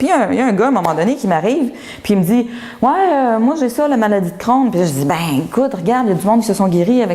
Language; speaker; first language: French; native; French